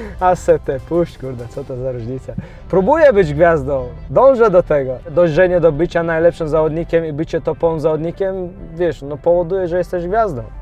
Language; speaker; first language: Polish; non-native, fluent; Chechen